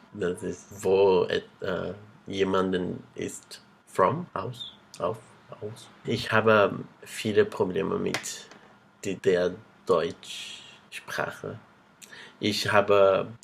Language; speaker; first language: German; non-native, learner; Portuguese